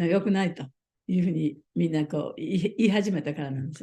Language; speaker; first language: Japanese; native; Japanese